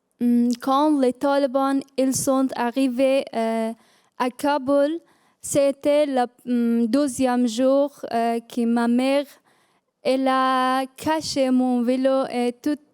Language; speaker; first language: French; non-native, learner; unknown